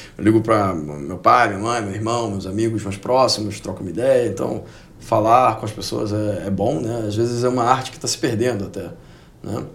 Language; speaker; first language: Portuguese; non-native, fluent; Spanish